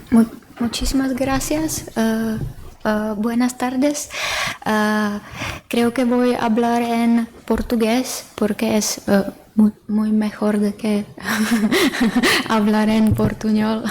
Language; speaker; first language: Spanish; non-native, learner; Czech